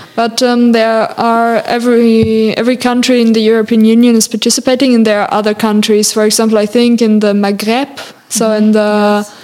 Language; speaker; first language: English; non-native, fluent; German